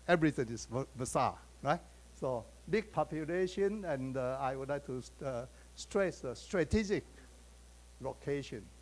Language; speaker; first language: English; non-native, fluent; Chinese